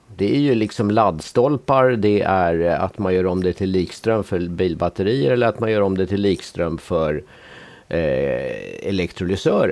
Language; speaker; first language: Swedish; native; Swedish